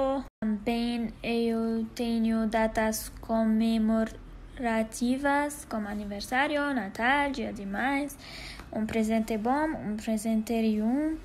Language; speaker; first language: Portuguese; non-native, learner; Arabic